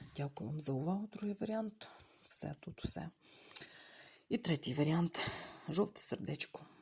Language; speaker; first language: Ukrainian; non-native, local second language; Russian